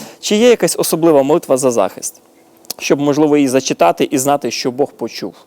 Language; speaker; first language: Ukrainian; native; Ukrainian